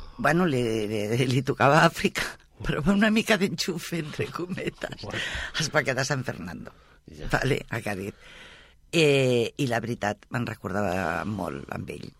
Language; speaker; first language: Catalan; non-native, local second language; Spanish